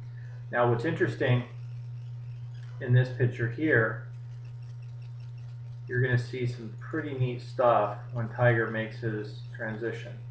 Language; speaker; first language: English; native; English